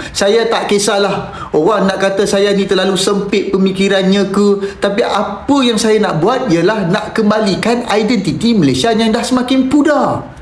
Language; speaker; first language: Malay; native; Malay